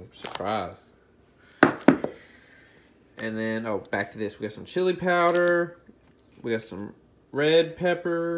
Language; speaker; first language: English; native; English